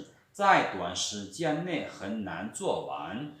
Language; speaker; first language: Chinese; non-native, fluent; Lao